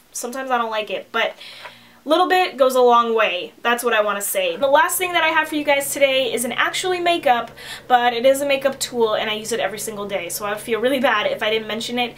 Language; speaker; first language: English; native; English